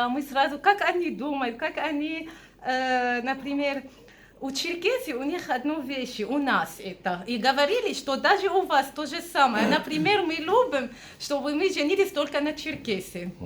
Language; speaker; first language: Russian; non-native, fluent; Arabic